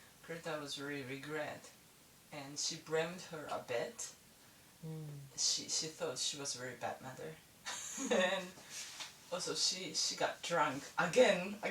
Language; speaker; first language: English; non-native, learner; Japanese